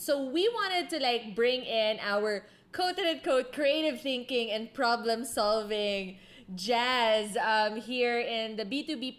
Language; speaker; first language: English; non-native, local second language; Filipino